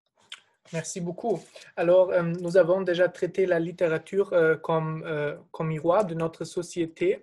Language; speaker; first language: French; non-native, fluent; German